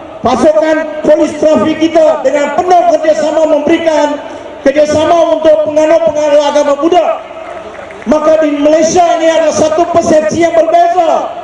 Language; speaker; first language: Malay; non-native, local second language; Tamil